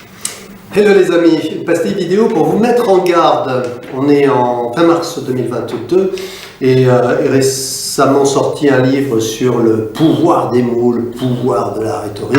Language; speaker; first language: French; native; French